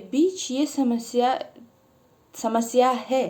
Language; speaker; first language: Hindi; non-native, fluent; Uzbek